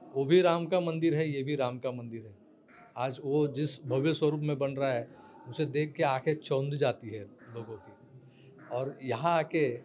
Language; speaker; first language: Hindi; non-native, local second language; Marathi